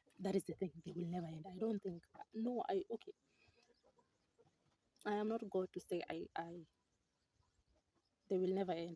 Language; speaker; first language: English; non-native, local second language; Swahili